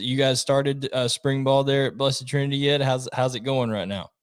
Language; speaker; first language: English; native; English